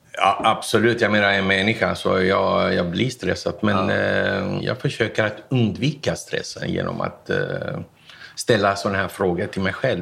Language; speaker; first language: Swedish; non-native, fluent; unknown